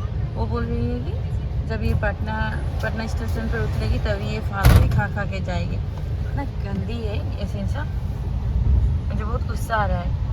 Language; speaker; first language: Hindi; non-native, local second language; Assamese